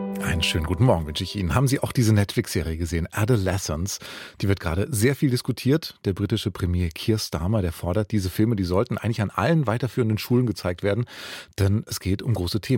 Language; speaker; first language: German; native; German